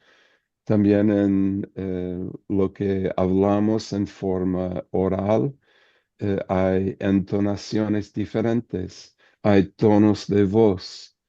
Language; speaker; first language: Spanish; non-native, fluent; English